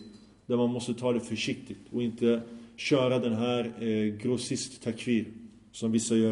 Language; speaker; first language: Swedish; early bilingual, other home language; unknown